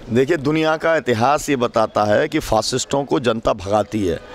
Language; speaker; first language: Hindi; native; Hindi